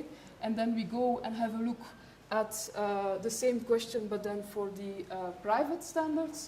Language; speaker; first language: English; non-native, fluent; Dutch